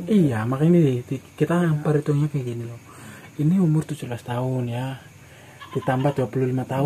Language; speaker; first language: Indonesian; native; Indonesian